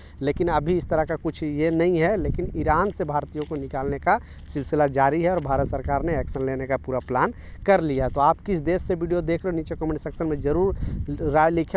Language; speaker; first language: Hindi; native; Hindi